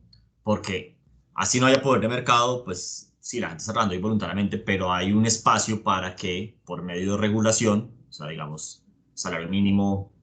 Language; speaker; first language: Spanish; native; Spanish